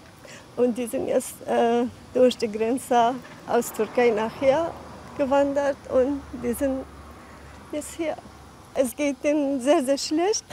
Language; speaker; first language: German; non-native, fluent; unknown